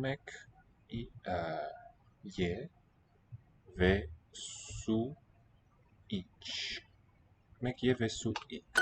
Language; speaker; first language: Turkish; non-native, learner; English